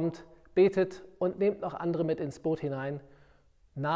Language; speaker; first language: German; native; German